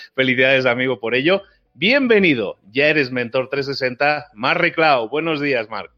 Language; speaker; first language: Spanish; native; Spanish